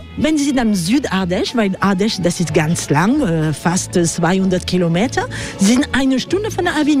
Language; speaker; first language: German; non-native, learner; French